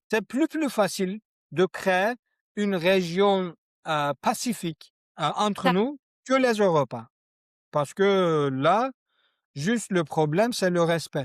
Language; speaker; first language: French; non-native, learner; Kurdish